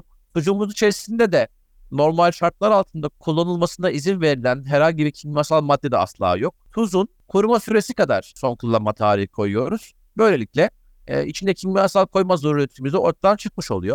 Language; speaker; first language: Turkish; native; Turkish